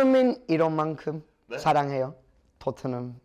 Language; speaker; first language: Korean; non-native, learner; English